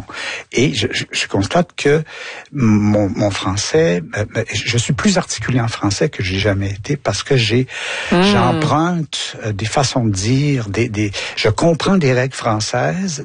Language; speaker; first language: French; native; French